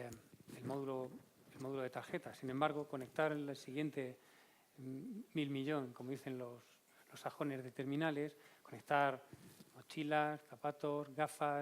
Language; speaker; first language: Spanish; native; Spanish